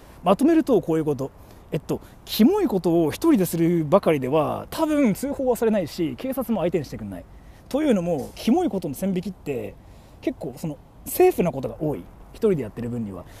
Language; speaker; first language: Japanese; early bilingual, heritage; Japanese